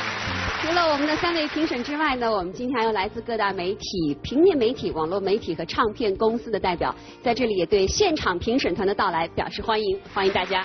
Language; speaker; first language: Chinese; native; Chinese